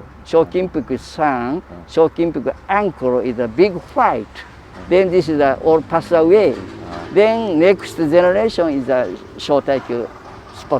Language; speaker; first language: English; non-native, learner; Japanese